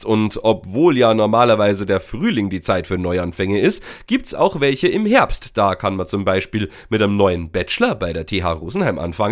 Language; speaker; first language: German; native; German